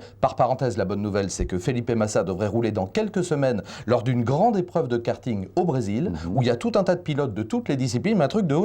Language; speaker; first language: French; native; French